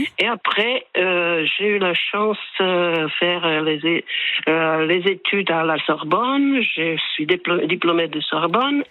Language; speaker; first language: French; non-native, fluent; Slovak